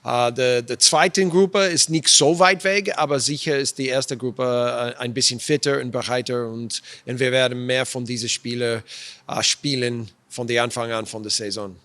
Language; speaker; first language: German; non-native, fluent; English